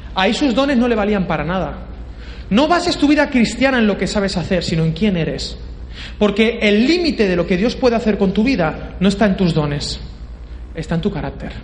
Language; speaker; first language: Spanish; native; Spanish